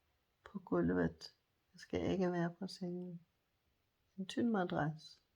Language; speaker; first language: Danish; non-native, fluent; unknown